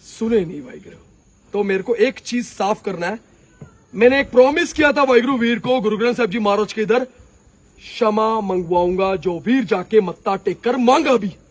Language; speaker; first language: Hindi; non-native, local second language; Punjabi